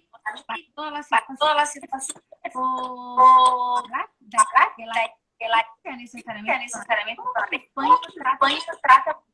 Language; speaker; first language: Spanish; non-native, learner; Portuguese